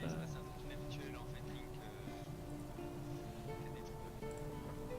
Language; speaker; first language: French; native; French